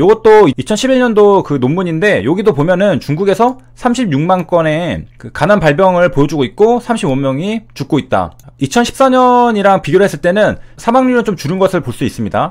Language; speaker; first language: Korean; native; Korean